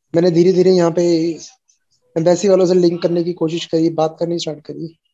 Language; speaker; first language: Hindi; native; Hindi